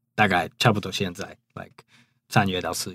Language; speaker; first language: Chinese; non-native, fluent; English